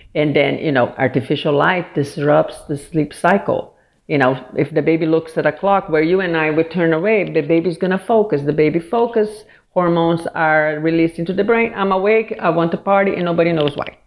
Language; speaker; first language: English; non-native, fluent; Portuguese